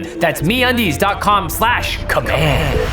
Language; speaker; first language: English; native; English